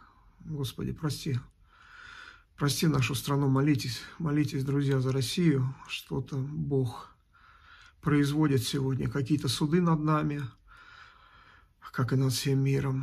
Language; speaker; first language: Russian; native; Russian